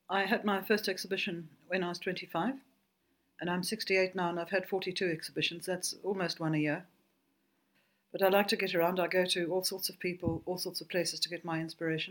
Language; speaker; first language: English; native; English